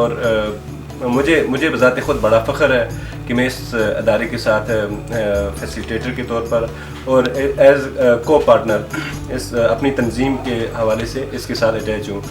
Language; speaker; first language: Urdu; non-native, local second language; Gujari